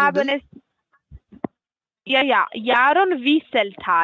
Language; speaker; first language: German; non-native, fluent; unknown